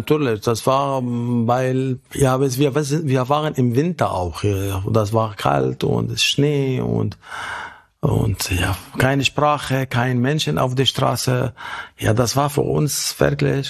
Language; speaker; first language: German; non-native, fluent; Arabic